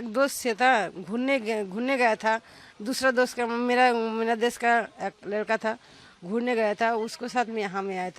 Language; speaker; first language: Hindi; non-native, learner; Bangla